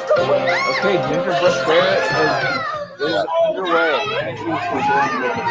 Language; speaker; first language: English; native; English